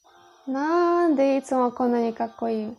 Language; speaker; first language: Japanese; non-native, learner; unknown